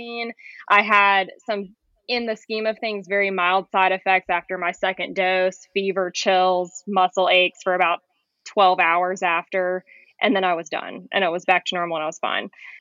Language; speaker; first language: English; native; English